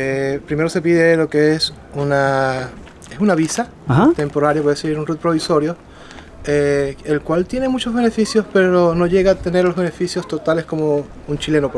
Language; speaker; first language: Spanish; native; Spanish